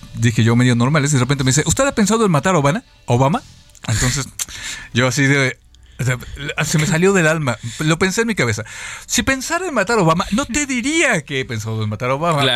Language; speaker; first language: Spanish; native; Spanish